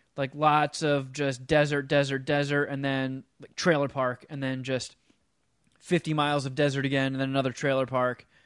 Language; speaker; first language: English; native; English